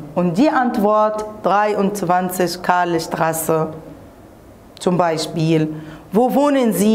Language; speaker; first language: German; non-native, fluent; Arabic